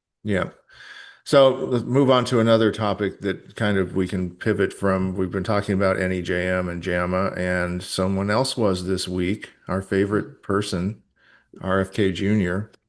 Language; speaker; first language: English; native; English